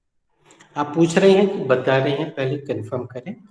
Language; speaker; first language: Hindi; native; Hindi